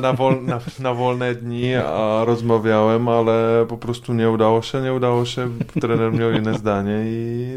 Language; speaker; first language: Polish; non-native, fluent; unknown